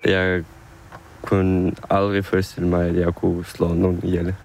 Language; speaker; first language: Danish; non-native, fluent; Ukrainian